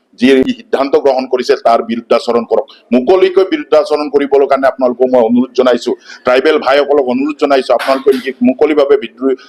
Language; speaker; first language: Assamese; non-native, local second language; Mising